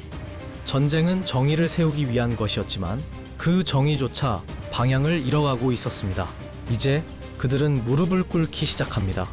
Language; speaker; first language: Korean; native; Korean